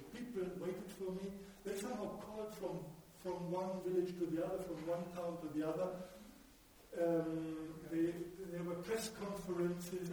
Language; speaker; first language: English; non-native, fluent; German